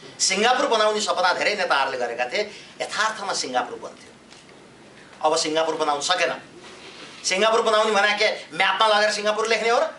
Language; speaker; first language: Nepali; native; Nepali